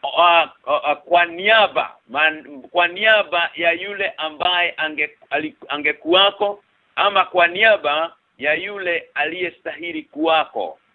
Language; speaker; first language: Swahili; non-native, local second language; Kikuyu